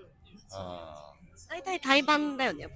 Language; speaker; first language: Japanese; native; Japanese